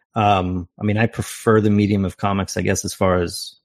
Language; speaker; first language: English; native; English